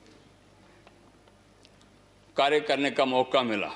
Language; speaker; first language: Hindi; non-native, local second language; Dogri